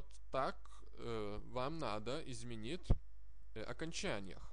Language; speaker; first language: Russian; non-native, fluent; Lithuanian